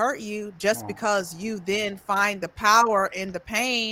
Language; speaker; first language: English; native; English